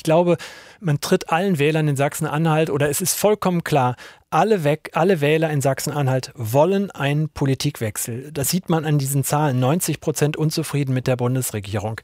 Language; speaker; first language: German; native; German